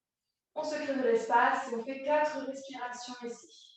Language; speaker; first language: French; native; French